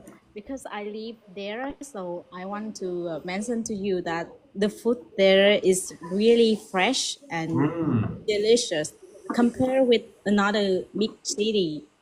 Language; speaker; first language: English; non-native, learner; Vietnamese